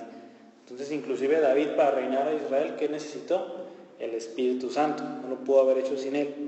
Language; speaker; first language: Spanish; native; Spanish